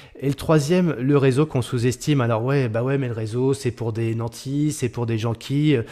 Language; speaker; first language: French; native; French